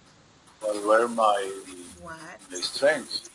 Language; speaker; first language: English; non-native, learner; Spanish